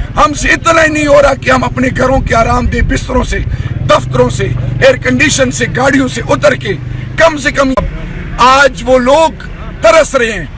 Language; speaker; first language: Urdu; non-native, local second language; Pashto